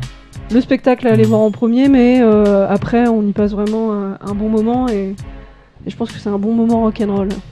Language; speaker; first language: French; native; French